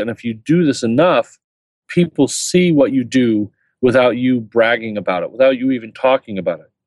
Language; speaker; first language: English; native; English